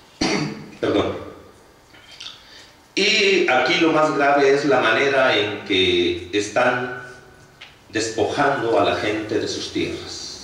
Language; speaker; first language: Spanish; native; Spanish